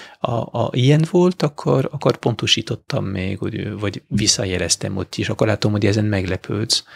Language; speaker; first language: Hungarian; non-native, fluent; French